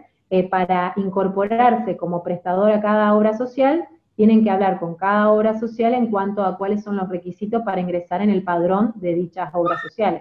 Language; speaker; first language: Spanish; native; Spanish